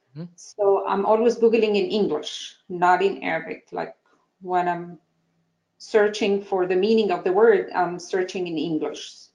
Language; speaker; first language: English; non-native, fluent; Arabic